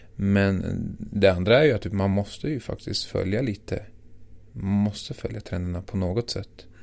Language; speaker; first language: Swedish; early bilingual, other home language; Assyrian Neo-Aramaic